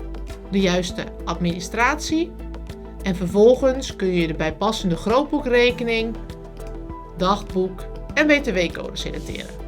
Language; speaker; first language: Dutch; native; Dutch